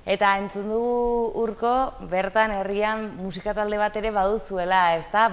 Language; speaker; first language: Basque; native; Basque